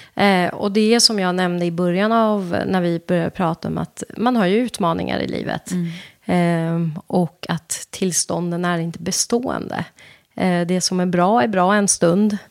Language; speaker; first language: Swedish; non-native, fluent; Persian